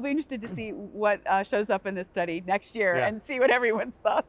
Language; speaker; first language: English; native; English